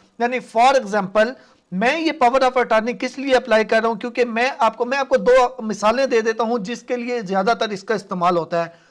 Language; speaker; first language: Urdu; non-native, local second language; Punjabi